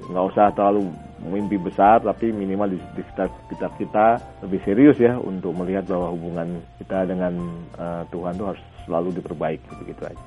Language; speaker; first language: Indonesian; native; Indonesian